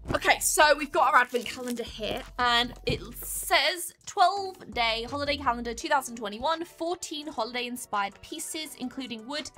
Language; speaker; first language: English; native; English